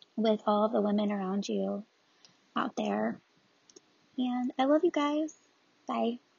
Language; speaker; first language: English; native; English